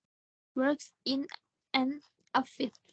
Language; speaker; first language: English; non-native, learner; Thai